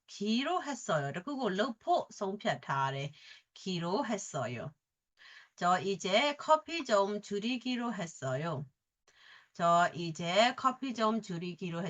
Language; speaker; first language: Korean; non-native, learner; Burmese